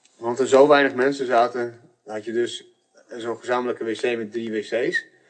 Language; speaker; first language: Dutch; early bilingual, other home language; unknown